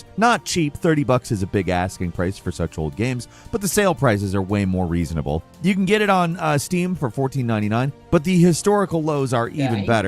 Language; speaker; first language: English; native; English